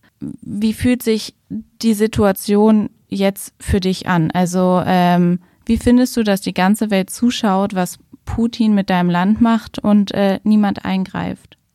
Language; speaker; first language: German; native; German